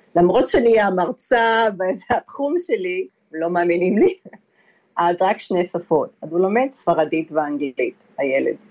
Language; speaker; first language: Hebrew; early bilingual, other home language; Polish